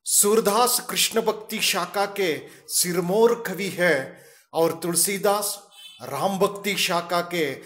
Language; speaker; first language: Hindi; non-native, local second language; Kannada